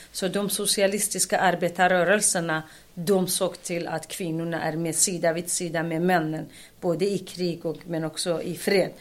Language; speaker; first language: Swedish; non-native, fluent; Kurdish